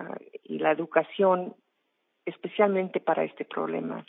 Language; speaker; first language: Spanish; non-native, fluent; English